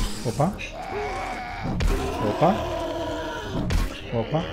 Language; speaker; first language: Portuguese; native; Portuguese